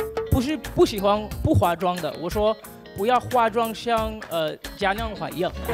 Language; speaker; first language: Chinese; non-native, fluent; Haitian Creole